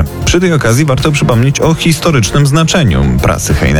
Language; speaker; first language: Polish; native; Polish